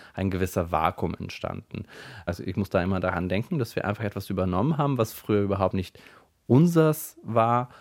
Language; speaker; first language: German; non-native, fluent; Bulgarian